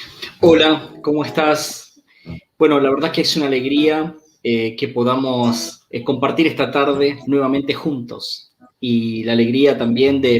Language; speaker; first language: Spanish; native; Spanish